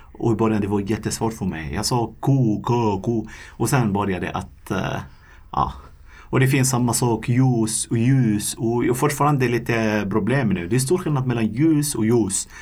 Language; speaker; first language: Swedish; non-native, fluent; Arabic